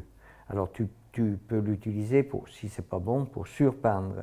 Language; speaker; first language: French; non-native, fluent; Dutch